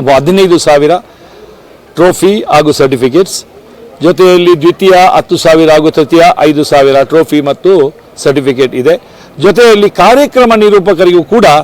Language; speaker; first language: Kannada; non-native, local second language; Konkani